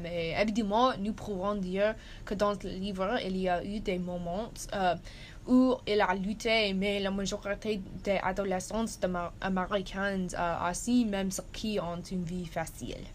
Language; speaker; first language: French; non-native, learner; English